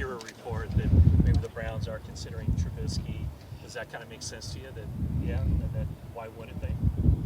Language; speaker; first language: English; native; English